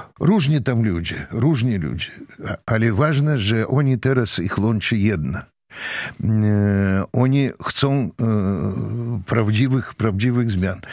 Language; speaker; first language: Polish; non-native, fluent; Russian